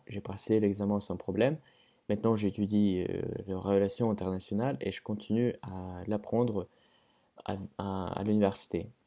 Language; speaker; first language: French; non-native, fluent; Russian